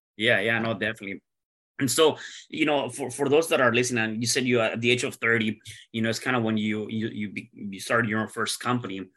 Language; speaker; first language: English; early bilingual, other home language; Spanish